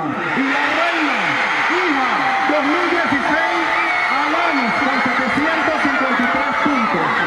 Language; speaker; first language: Spanish; native; Spanish